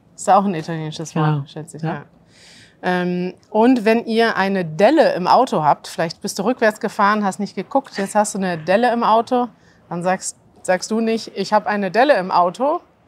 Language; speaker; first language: German; native; German